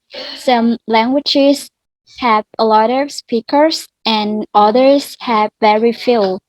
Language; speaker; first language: English; non-native, learner; Vietnamese